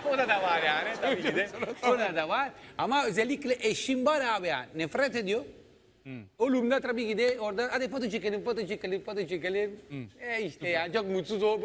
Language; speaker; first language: Turkish; non-native, fluent; Italian